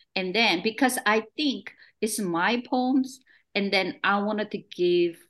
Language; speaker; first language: English; non-native, fluent; Korean